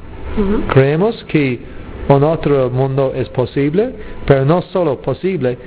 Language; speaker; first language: Spanish; non-native, learner; English